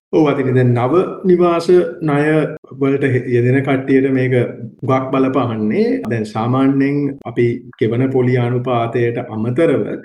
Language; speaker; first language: Sinhala; non-native, local second language; Tamil